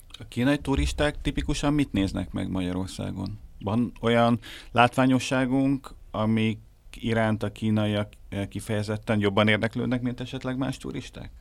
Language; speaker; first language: Hungarian; native; Hungarian